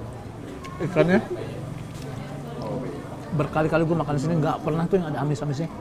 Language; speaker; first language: Indonesian; native; Indonesian